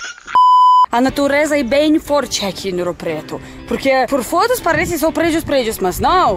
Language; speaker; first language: Portuguese; non-native, fluent; Russian